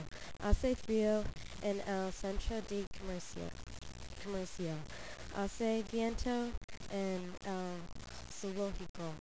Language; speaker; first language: Spanish; non-native, learner; English